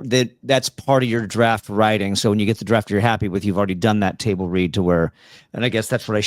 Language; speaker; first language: English; native; English